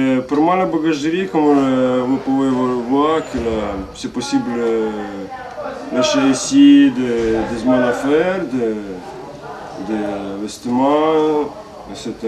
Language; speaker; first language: French; non-native, learner; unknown